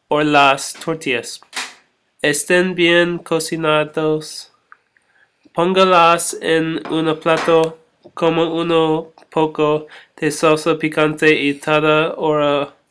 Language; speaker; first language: Spanish; non-native, learner; English